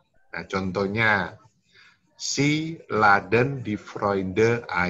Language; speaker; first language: German; non-native, fluent; Indonesian